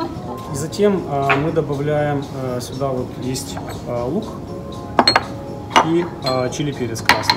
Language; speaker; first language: Russian; native; Russian